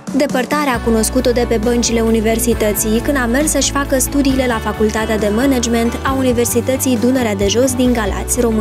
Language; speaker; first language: Romanian; native; Romanian